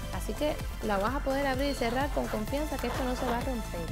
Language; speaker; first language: Spanish; native; Spanish